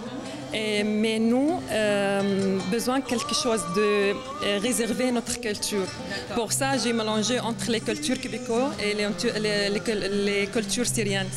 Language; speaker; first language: French; non-native, learner; Arabic